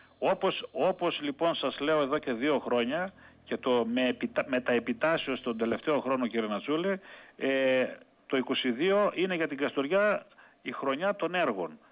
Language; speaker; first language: Greek; native; Greek